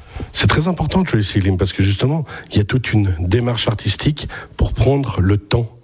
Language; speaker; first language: French; native; French